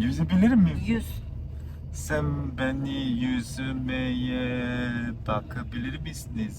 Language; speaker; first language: Turkish; non-native, learner; Korean